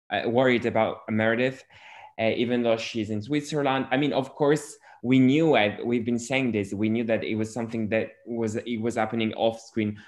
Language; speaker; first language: English; non-native, fluent; Italian